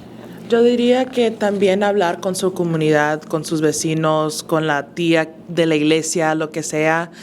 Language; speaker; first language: Spanish; early bilingual, other home language; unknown